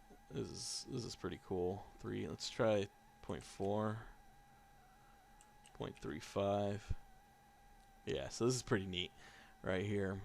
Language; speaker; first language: English; native; English